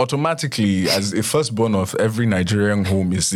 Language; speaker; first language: English; non-native, local second language; Yoruba